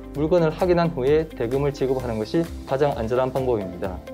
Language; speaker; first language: Korean; native; Korean